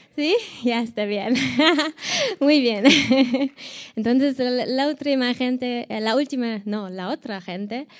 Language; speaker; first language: Spanish; non-native, learner; German